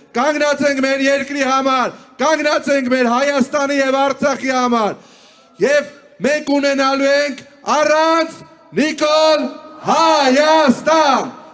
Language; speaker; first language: Armenian; native; Armenian